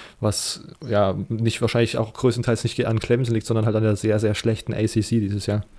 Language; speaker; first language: German; native; German